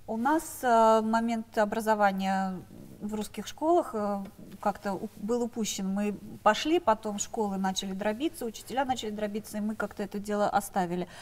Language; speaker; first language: Russian; native; Russian